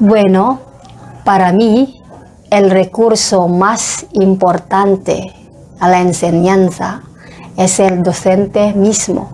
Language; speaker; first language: Spanish; non-native, fluent; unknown